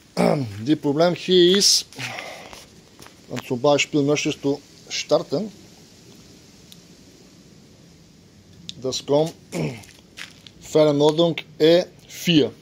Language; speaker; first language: German; non-native, learner; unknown